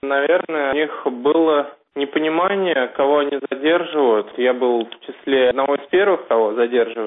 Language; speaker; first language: Russian; native; Russian